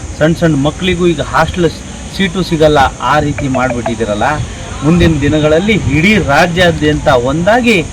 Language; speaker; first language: Kannada; non-native, local second language; Lambadi